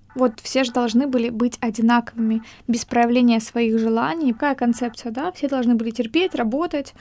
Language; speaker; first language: Ukrainian; non-native, local second language; Russian